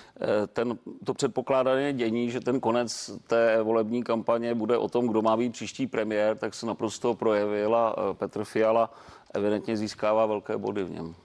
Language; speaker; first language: Czech; native; Czech